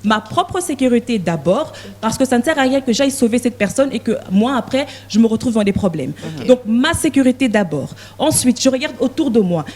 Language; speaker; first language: French; non-native, local second language; Lingala